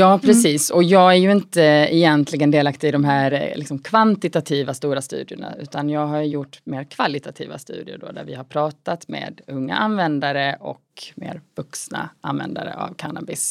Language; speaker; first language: Swedish; native; Swedish